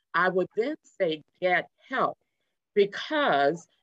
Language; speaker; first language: English; native; English